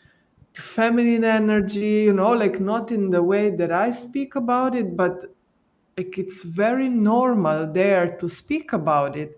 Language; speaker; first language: English; non-native, fluent; Slovenian